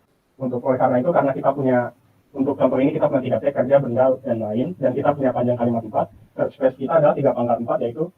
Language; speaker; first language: Indonesian; native; Indonesian